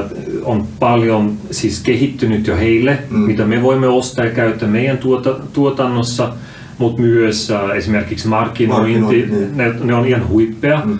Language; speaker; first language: Finnish; non-native, fluent; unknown